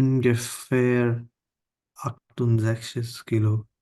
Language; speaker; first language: German; non-native, learner; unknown